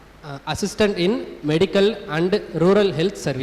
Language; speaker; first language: Tamil; native; Tamil